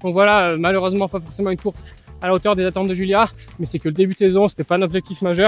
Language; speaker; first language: French; native; French